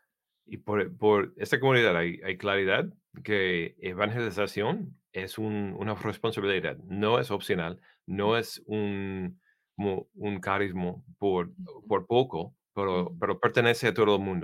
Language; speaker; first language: Spanish; non-native, fluent; English